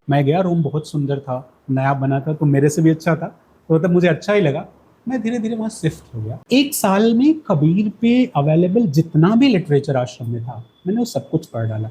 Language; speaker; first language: Hindi; native; Hindi